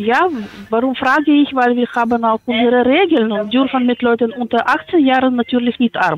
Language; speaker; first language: German; non-native, fluent; Polish